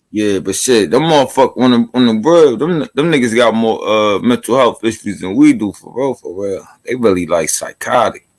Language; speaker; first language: English; native; English